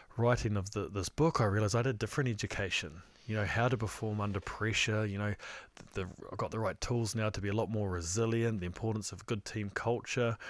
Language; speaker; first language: English; native; English